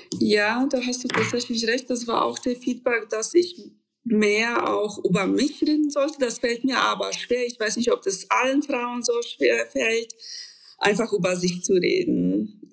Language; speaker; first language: German; non-native, fluent; Polish